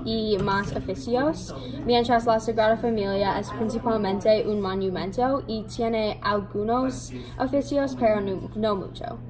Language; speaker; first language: Spanish; non-native, learner; English